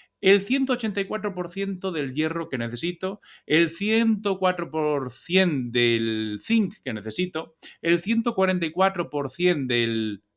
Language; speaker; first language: Spanish; native; Spanish